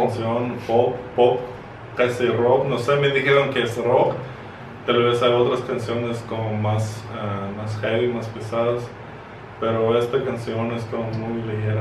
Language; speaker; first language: Spanish; non-native, fluent; Russian